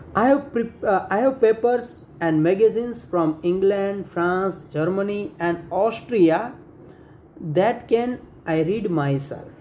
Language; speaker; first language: English; non-native, local second language; Gujarati